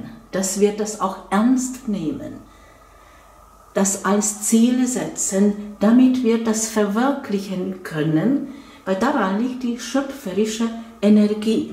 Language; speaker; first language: German; non-native, fluent; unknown